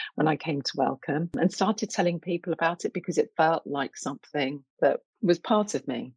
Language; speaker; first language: English; native; English